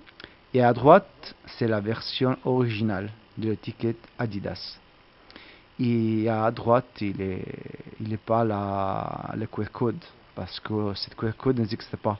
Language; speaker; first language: French; non-native, learner; Italian